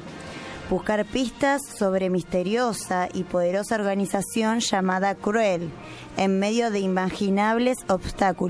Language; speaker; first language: Spanish; native; Spanish